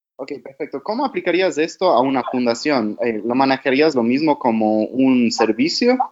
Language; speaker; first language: Spanish; native; Spanish